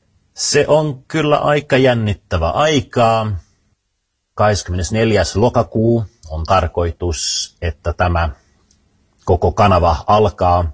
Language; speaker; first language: Finnish; early bilingual, heritage; Finnish